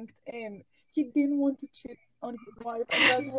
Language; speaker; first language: English; non-native, fluent; Greek